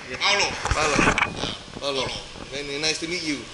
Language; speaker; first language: English; non-native, learner; Vietnamese